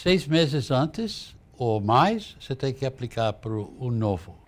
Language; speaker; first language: Portuguese; non-native, fluent; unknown